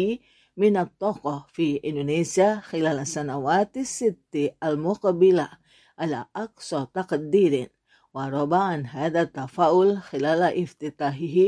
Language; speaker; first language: Arabic; non-native, fluent; Indonesian